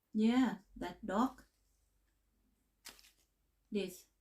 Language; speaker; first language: English; non-native, learner; Thai